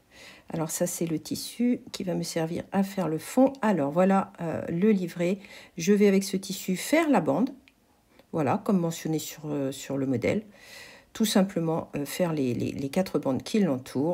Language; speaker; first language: French; native; French